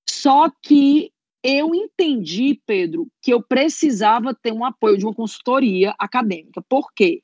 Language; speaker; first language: Portuguese; native; Portuguese